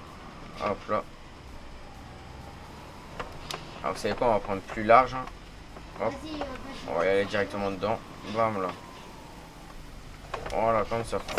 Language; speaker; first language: French; native; French